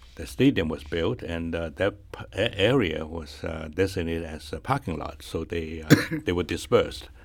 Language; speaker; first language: English; non-native, fluent; Chinese